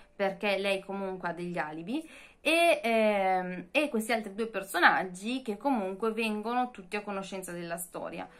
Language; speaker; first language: Italian; native; Italian